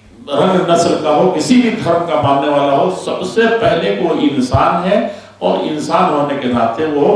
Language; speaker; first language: Urdu; native; Urdu